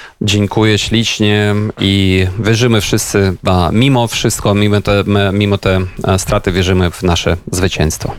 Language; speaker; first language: Polish; non-native, fluent; Ukrainian